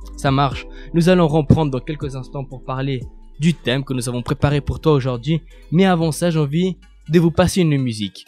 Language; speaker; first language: French; non-native, fluent; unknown